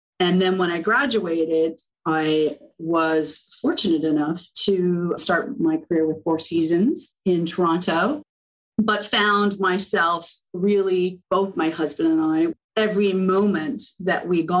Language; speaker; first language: English; native; English